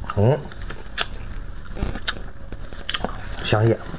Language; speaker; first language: Chinese; native; Chinese